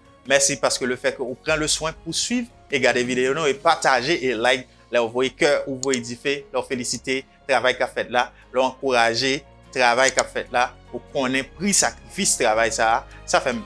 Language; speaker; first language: French; non-native, local second language; Haitian Creole